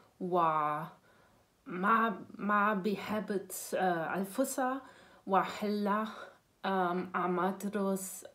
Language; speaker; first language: Arabic; non-native, learner; German